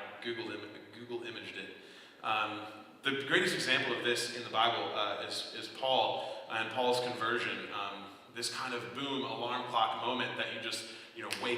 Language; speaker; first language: English; native; English